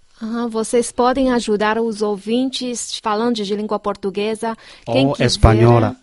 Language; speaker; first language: Portuguese; non-native, fluent; Chinese